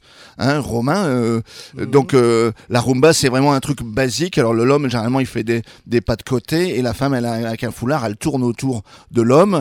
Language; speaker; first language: French; native; French